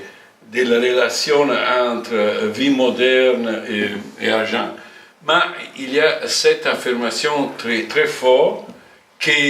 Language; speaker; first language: French; non-native, fluent; Italian